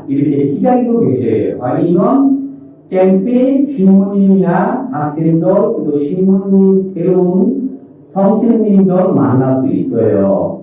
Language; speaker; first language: Korean; non-native, learner; Bangla